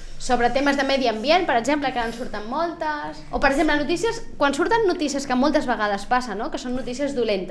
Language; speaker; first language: Catalan; native; Catalan